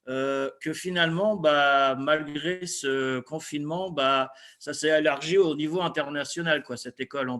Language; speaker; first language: French; native; French